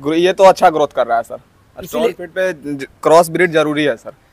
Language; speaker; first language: Hindi; native; Hindi